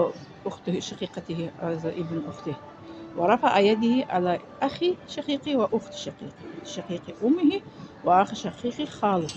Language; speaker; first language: Arabic; non-native, fluent; Tajik